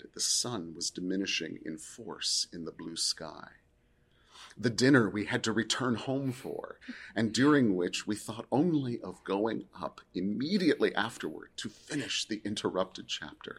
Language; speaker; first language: English; native; English